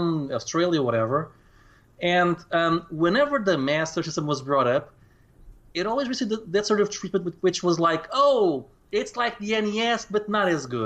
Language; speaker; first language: English; non-native, fluent; Portuguese